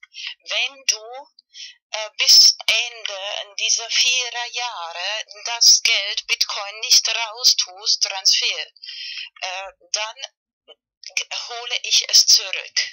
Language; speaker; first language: German; non-native, learner; Spanish